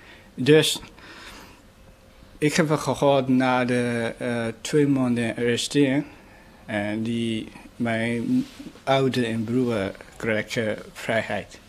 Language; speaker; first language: Dutch; non-native, learner; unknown